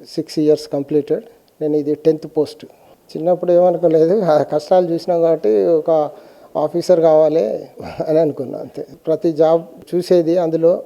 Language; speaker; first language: Telugu; native; Telugu